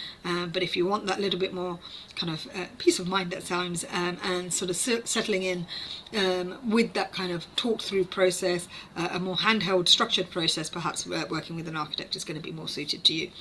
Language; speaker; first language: English; native; English